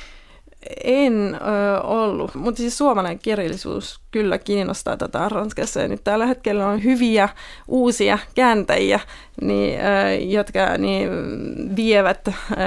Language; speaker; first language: Finnish; non-native, fluent; French